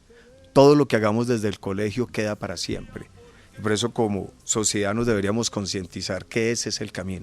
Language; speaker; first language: Spanish; native; Spanish